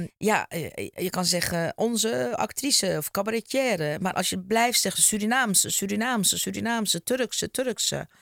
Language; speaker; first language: Dutch; early bilingual, other home language; Turkish